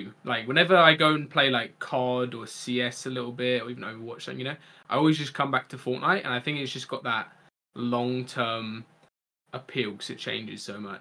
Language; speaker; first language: English; native; English